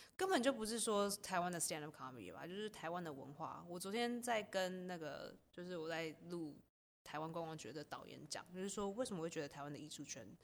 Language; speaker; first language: Chinese; native; Chinese